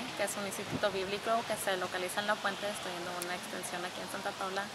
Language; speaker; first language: Spanish; early bilingual, heritage; Spanish